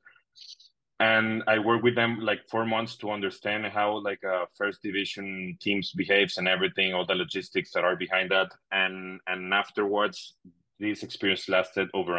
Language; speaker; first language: English; non-native, fluent; Spanish